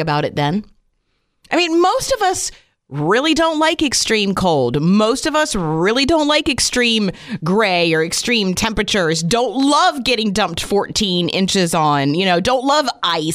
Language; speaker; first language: English; native; English